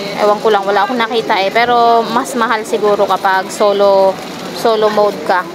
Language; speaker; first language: Filipino; native; Filipino